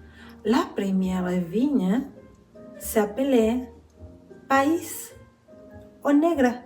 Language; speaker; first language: French; non-native, fluent; Spanish